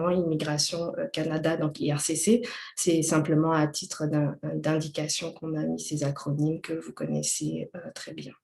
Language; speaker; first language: French; native; French